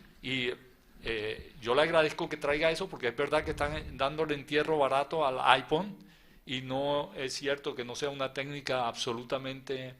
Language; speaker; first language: Spanish; native; Spanish